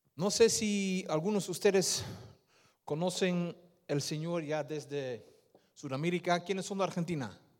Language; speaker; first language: Spanish; non-native, fluent; Dutch